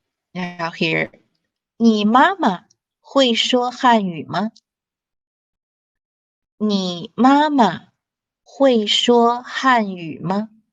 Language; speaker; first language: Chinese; non-native, fluent; English